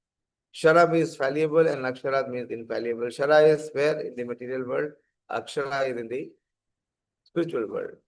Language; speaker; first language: English; non-native, local second language; Hindi